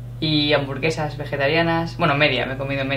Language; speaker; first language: Spanish; non-native, fluent; English